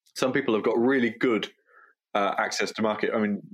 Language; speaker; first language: English; native; English